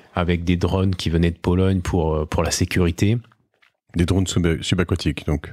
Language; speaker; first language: French; native; French